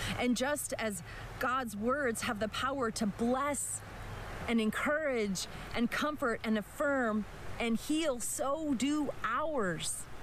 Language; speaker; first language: English; native; English